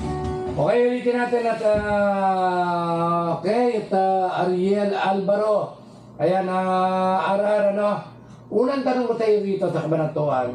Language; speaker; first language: Filipino; native; Filipino